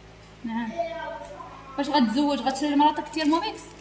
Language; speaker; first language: Arabic; native; Arabic